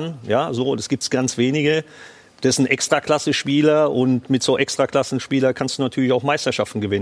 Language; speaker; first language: German; native; German